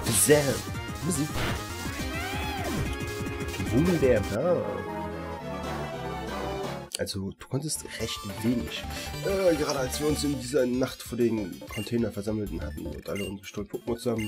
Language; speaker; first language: German; native; German